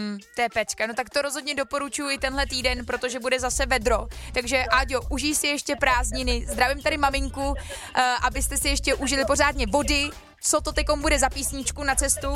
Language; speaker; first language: Czech; native; Czech